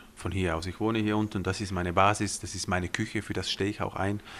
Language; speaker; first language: German; non-native, fluent; Romansh